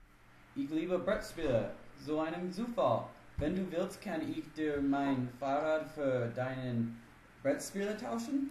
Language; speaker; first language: German; non-native, learner; English